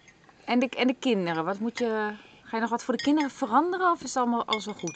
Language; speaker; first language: Dutch; native; Dutch